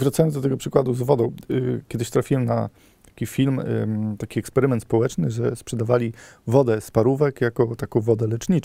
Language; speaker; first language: Polish; native; Polish